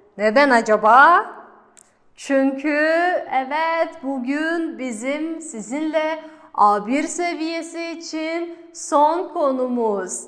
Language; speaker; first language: Turkish; non-native, fluent; Kazakh